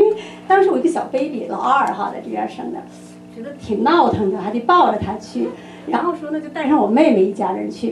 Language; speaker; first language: Chinese; native; Chinese